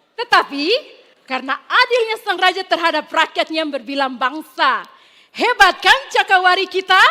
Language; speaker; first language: Malay; non-native, fluent; Tetum